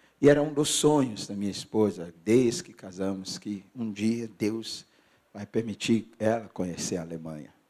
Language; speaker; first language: Portuguese; non-native, fluent; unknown